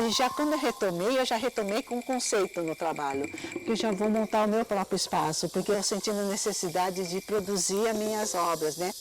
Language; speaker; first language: Portuguese; early bilingual, other home language; Cantonese